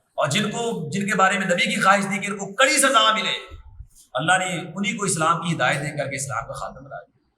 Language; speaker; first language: Urdu; non-native, local second language; Punjabi